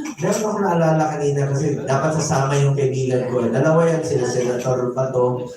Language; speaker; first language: Filipino; non-native, local second language; Cebuano